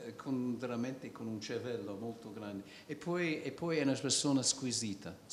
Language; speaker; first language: Italian; non-native, fluent; English